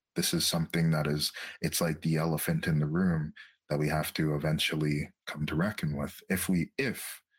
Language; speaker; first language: English; native; English